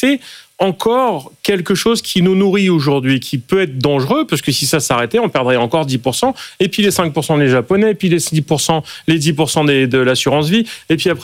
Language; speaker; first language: French; native; French